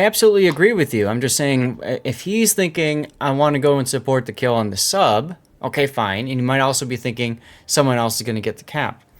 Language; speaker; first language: English; native; English